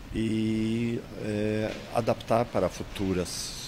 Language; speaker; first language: Portuguese; non-native, fluent; Swedish